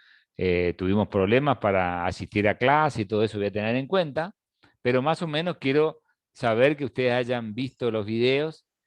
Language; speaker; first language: Spanish; native; Spanish